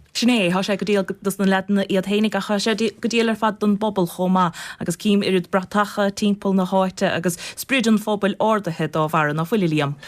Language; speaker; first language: Irish; native; Irish